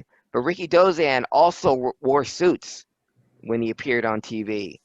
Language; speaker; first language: English; native; English